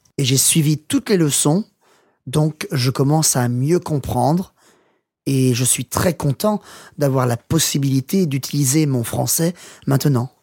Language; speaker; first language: French; non-native, learner; English